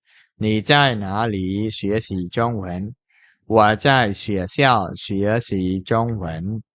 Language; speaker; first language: Chinese; non-native, fluent; Khmer